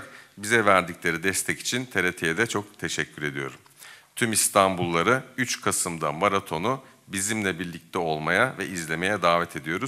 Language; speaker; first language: Turkish; native; Turkish